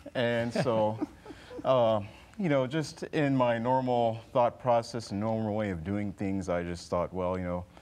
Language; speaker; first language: English; native; English